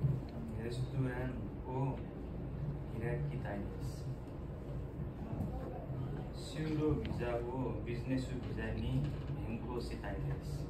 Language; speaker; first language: Japanese; non-native, learner; Nepali